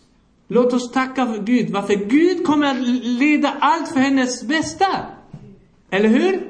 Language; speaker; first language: Swedish; non-native, fluent; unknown